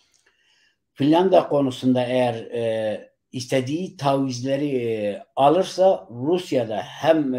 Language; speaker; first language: Turkish; non-native, local second language; Kurdish